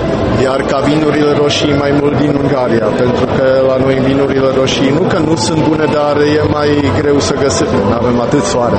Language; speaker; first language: Romanian; non-native, fluent; Czech